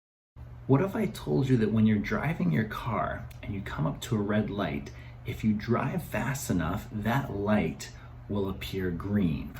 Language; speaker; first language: English; native; English